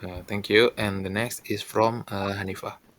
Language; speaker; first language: English; non-native, learner; Indonesian